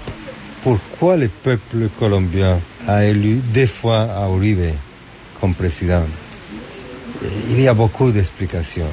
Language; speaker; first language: French; non-native, fluent; Spanish